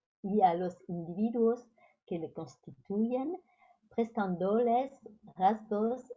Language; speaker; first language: Spanish; non-native, fluent; French